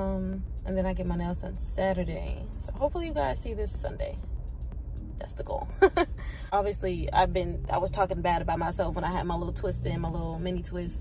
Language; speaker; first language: English; native; English